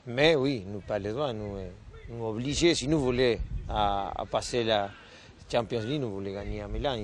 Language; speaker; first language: French; non-native, learner; Spanish